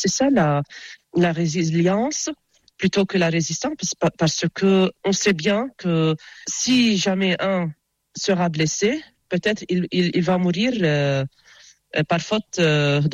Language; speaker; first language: French; non-native, local second language; Arabic